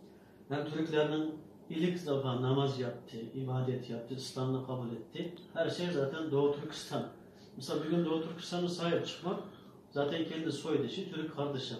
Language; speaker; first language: Turkish; non-native, learner; Uyghur